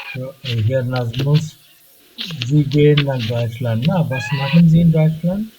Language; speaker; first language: German; non-native, fluent; Bangla